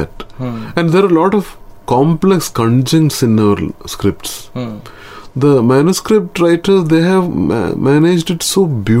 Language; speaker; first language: English; non-native, local second language; Malayalam